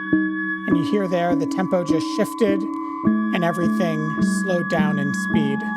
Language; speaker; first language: English; native; English